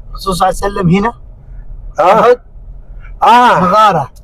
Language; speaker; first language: Arabic; non-native, learner; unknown